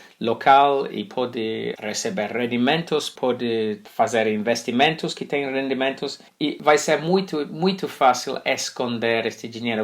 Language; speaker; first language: Portuguese; non-native, fluent; English